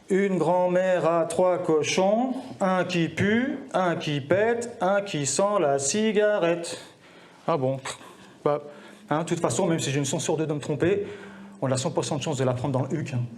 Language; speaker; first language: French; native; French